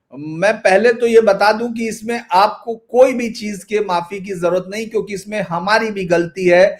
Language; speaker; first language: Hindi; native; Hindi